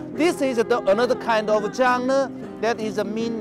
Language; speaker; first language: English; non-native, learner; Korean